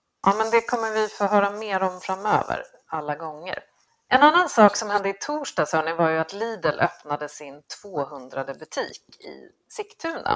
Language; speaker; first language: Swedish; native; Swedish